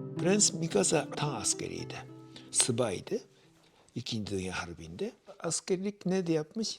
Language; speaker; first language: Turkish; non-native, fluent; Japanese